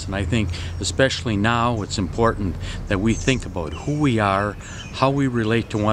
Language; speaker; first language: English; native; English